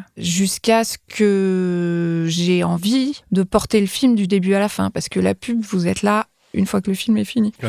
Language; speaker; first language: French; native; French